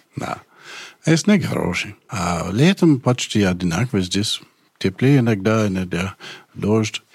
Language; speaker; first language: Russian; non-native, fluent; English